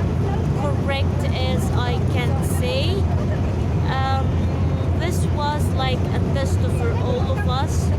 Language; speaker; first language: English; non-native, learner; Arabic